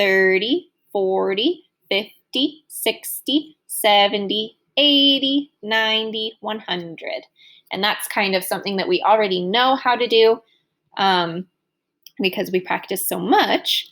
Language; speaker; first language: English; native; English